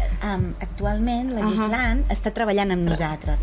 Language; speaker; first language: Catalan; native; Catalan